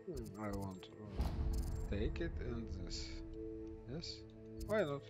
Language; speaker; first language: English; non-native, learner; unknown